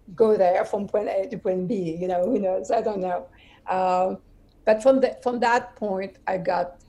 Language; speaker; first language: English; non-native, fluent; French